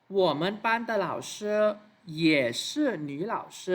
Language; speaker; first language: Chinese; non-native, fluent; Thai